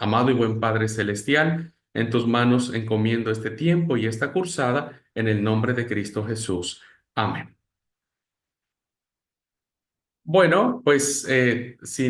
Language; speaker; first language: Spanish; native; Spanish